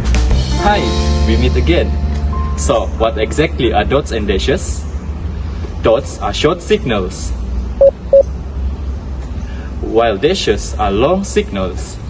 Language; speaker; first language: English; non-native, learner; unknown